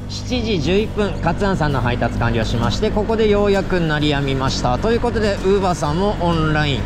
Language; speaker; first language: Japanese; native; Japanese